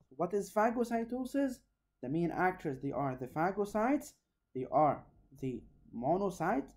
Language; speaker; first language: English; non-native, local second language; Arabic